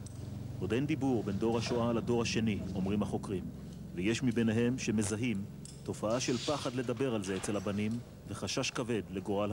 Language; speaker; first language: Hebrew; native; Hebrew